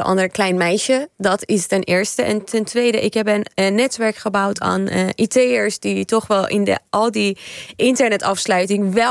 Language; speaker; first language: Dutch; non-native, fluent; Persian